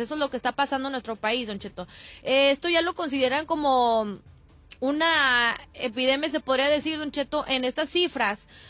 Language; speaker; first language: Spanish; early bilingual, heritage; Spanish